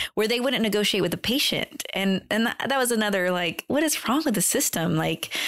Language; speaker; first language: English; native; English